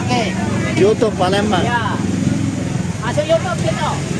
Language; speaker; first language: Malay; non-native, learner; Turkish